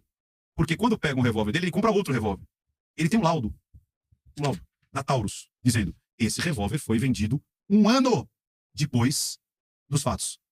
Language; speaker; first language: Portuguese; native; Portuguese